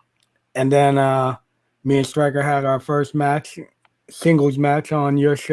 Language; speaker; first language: English; native; English